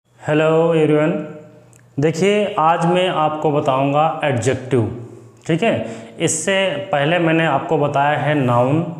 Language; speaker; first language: Hindi; native; Hindi